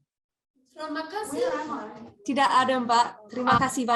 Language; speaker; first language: Indonesian; non-native, learner; English